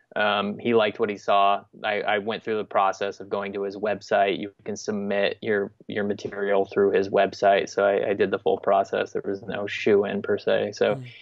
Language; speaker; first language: English; native; English